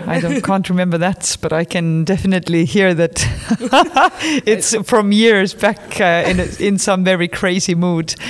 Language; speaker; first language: English; non-native, fluent; Estonian